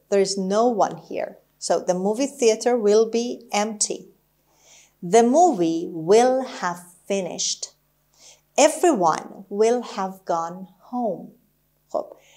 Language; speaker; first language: English; non-native, fluent; Persian